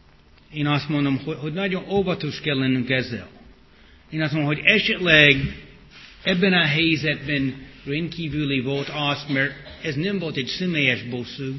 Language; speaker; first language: Hungarian; non-native, fluent; English